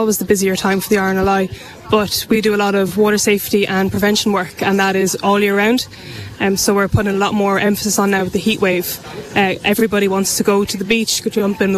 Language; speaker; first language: English; native; English